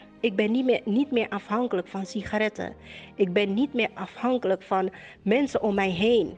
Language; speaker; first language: Dutch; native; Dutch